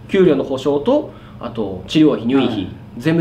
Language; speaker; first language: Japanese; native; Japanese